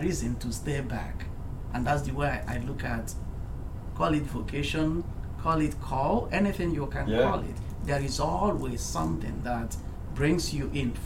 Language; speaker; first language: English; non-native, local second language; Igbo